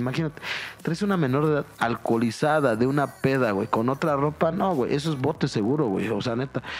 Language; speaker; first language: Spanish; native; Spanish